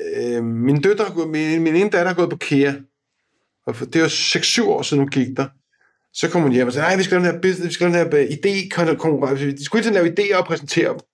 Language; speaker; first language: Danish; native; Danish